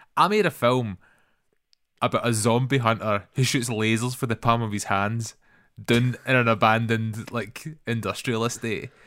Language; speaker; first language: English; native; English